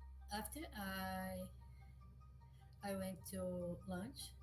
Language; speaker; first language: English; non-native, learner; Portuguese